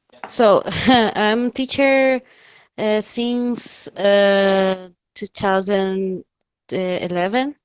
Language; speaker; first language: English; non-native, fluent; Portuguese